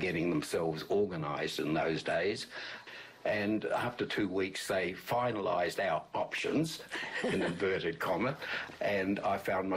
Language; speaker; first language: English; native; English